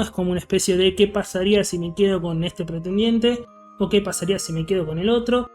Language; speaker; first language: Spanish; native; Spanish